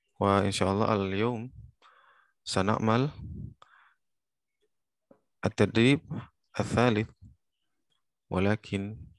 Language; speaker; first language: Arabic; non-native, fluent; Indonesian